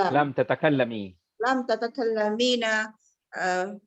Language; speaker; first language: Arabic; non-native, learner; Malay